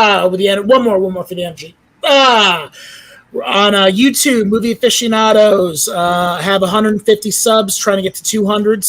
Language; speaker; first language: English; native; English